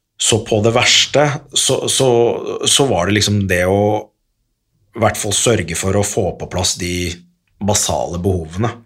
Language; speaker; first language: Norwegian; early bilingual, other home language; Arabic